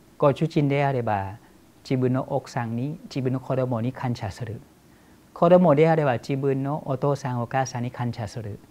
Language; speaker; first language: Japanese; non-native, fluent; Thai